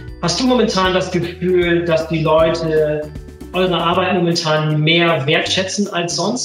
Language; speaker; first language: German; native; German